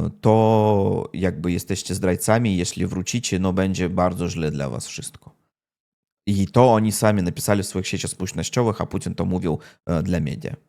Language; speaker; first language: Polish; non-native, learner; Russian